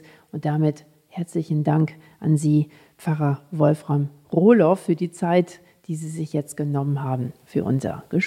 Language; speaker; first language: German; native; German